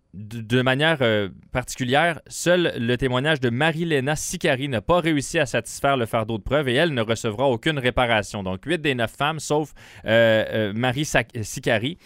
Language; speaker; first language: French; native; French